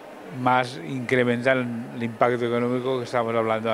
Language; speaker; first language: Spanish; native; Spanish